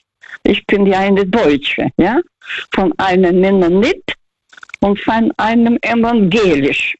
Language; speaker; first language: German; non-native, fluent; Russian